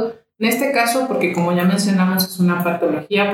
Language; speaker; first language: Spanish; native; Spanish